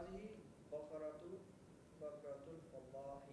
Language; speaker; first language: Arabic; non-native, learner; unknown